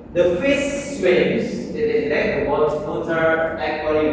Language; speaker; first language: English; non-native, local second language; Indonesian